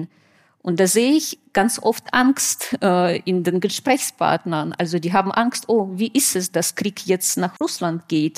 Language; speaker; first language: German; non-native, fluent; Russian